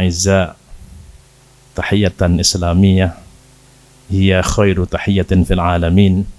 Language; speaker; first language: Arabic; non-native, fluent; Indonesian